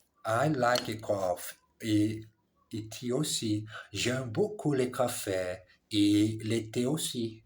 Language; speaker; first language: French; non-native, learner; English